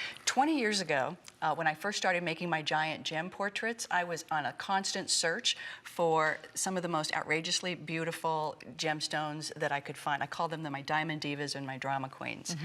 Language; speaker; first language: English; native; English